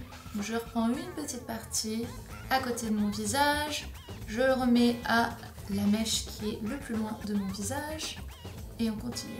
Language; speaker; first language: French; native; French